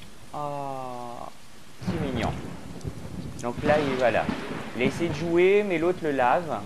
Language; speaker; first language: French; native; French